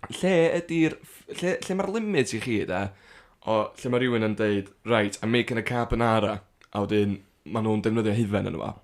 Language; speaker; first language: Welsh; native; Welsh